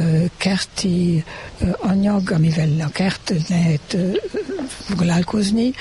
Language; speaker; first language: Hungarian; non-native, learner; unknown